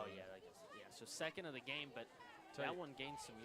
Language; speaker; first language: English; native; English